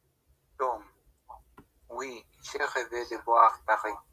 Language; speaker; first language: French; non-native, learner; Spanish